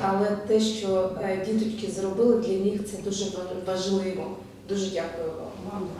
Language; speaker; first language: Ukrainian; non-native, local second language; Russian